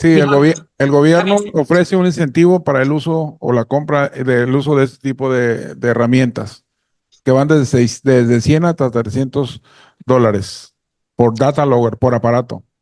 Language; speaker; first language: Spanish; native; Spanish